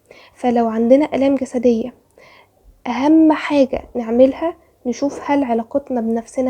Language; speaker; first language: Arabic; native; Arabic